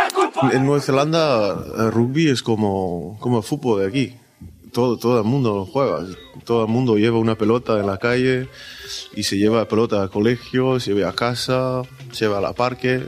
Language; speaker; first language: Spanish; non-native, fluent; English